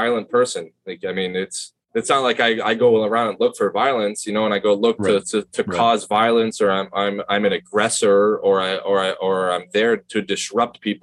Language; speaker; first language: English; native; English